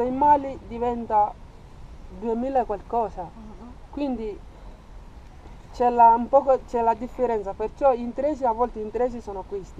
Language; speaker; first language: Italian; non-native, fluent; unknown